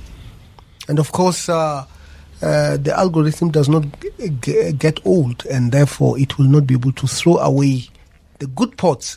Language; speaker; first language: English; non-native, local second language; Venda